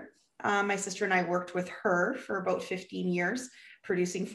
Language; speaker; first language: English; native; English